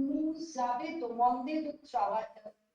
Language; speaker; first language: French; non-native, learner; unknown